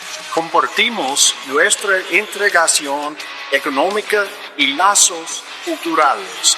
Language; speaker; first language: Spanish; non-native, fluent; English